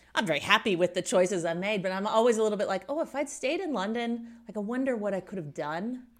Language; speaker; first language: English; native; English